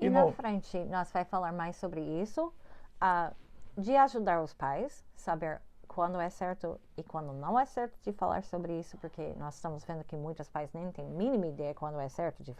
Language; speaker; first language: Portuguese; non-native, fluent; English